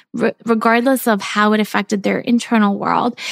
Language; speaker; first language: English; native; English